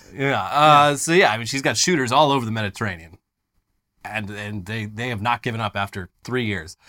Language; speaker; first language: English; native; English